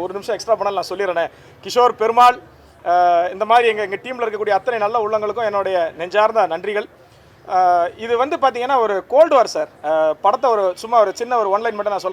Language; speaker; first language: Tamil; native; Tamil